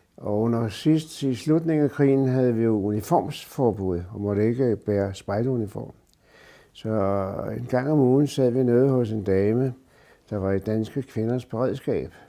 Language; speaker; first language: Danish; native; Danish